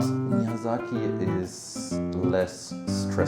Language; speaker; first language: English; non-native, fluent; German